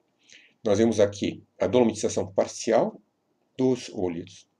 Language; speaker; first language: Portuguese; native; Portuguese